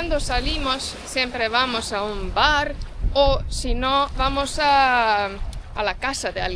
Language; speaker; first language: Spanish; non-native, fluent; Estonian